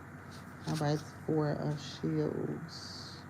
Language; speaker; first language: English; native; English